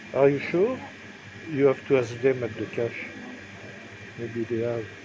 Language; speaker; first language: English; non-native, fluent; French